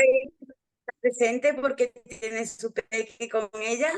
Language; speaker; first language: Spanish; native; Spanish